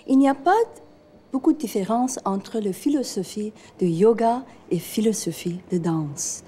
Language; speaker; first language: French; non-native, fluent; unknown